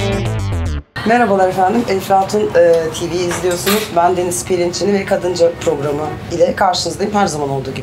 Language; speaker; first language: Turkish; native; Turkish